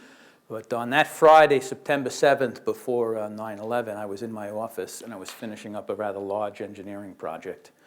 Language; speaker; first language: English; native; English